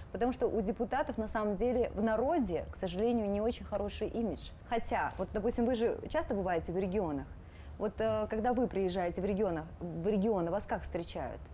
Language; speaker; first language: Russian; native; Russian